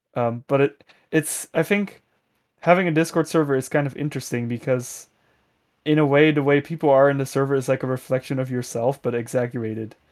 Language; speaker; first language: English; non-native, fluent; Dutch